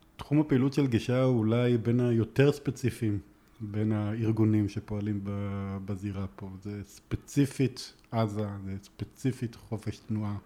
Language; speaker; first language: Hebrew; native; Hebrew